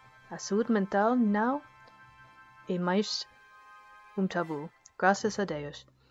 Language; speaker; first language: Portuguese; non-native, learner; English